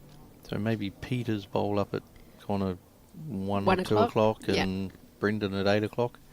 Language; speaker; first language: English; native; English